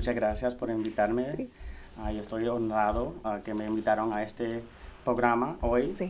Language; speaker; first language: Spanish; early bilingual, heritage; Spanish